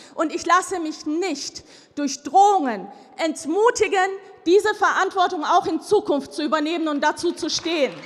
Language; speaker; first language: German; early bilingual, other home language; Turkish